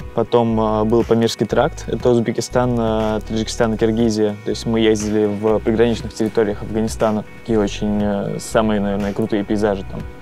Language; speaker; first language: Russian; native; Russian